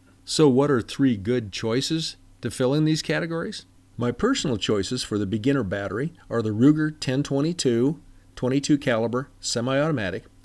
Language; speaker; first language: English; native; English